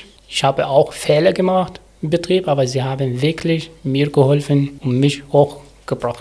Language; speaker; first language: German; non-native, learner; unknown